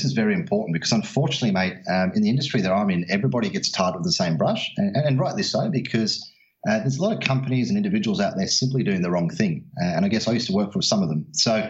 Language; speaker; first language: English; native; English